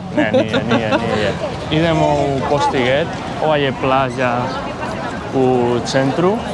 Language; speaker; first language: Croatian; non-native, learner; Spanish